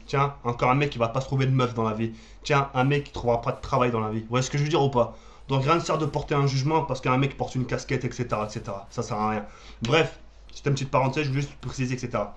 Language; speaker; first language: French; early bilingual, other home language; Arabic